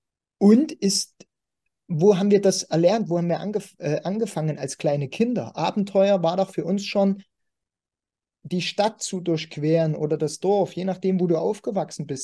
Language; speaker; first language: German; native; German